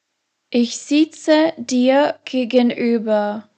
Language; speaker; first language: German; non-native, fluent; Slovak